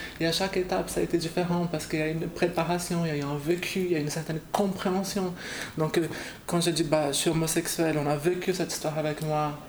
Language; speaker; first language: French; non-native, fluent; Portuguese